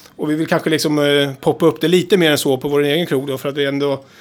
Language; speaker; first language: Swedish; native; Swedish